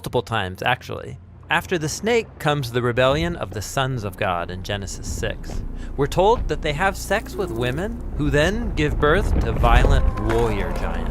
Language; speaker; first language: English; native; English